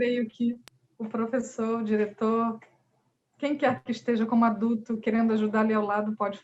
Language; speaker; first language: Portuguese; native; Portuguese